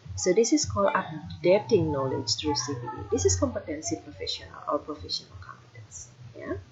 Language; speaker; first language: English; non-native, fluent; Indonesian